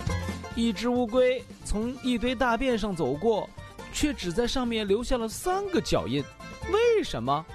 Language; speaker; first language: Chinese; native; Chinese